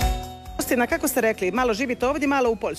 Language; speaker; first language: Serbian; native; Serbian